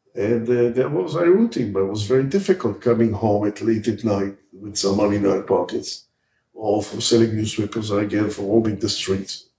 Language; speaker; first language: English; early bilingual, other home language; Hebrew